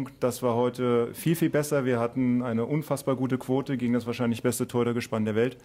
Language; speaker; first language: German; native; German